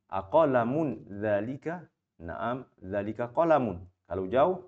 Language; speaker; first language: Arabic; non-native, fluent; Malay